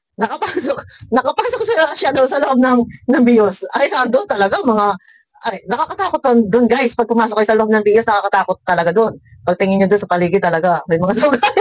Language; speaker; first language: Filipino; native; Filipino